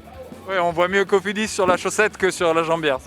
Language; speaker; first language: French; native; French